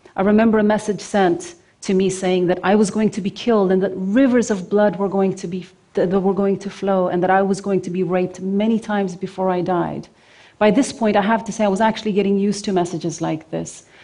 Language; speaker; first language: English; non-native, fluent; Norwegian